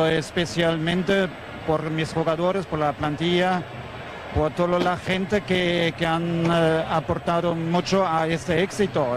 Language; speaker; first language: Spanish; non-native, fluent; German